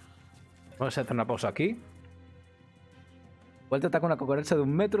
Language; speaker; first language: Spanish; native; Spanish